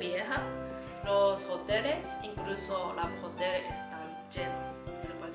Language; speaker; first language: Spanish; non-native, learner; Japanese